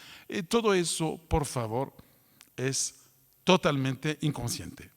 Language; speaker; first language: Spanish; non-native, fluent; French